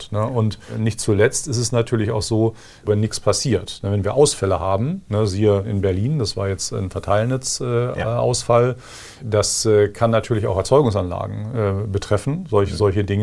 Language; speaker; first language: German; native; German